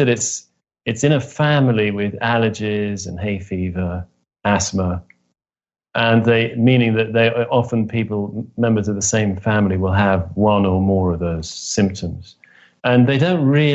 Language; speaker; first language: English; native; English